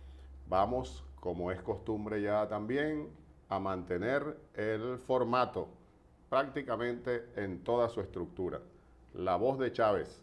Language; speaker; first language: Spanish; native; Spanish